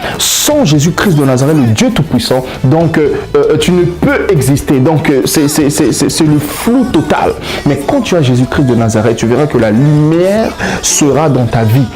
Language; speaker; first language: French; non-native, local second language; Lingala